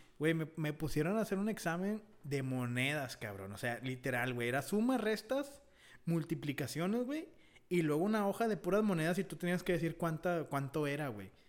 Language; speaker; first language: Spanish; early bilingual, heritage; Spanish